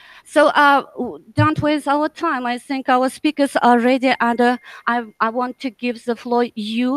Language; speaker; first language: English; non-native, learner; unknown